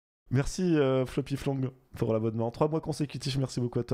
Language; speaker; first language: French; native; French